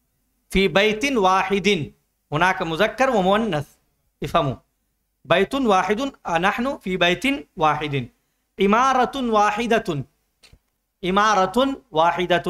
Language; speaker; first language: Arabic; non-native, learner; Urdu